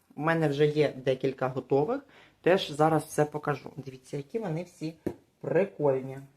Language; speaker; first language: Ukrainian; non-native, local second language; Russian